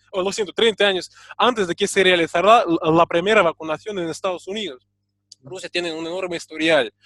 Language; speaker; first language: Spanish; non-native, fluent; Russian